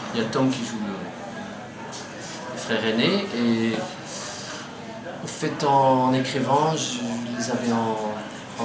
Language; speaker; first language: French; non-native, fluent; Dutch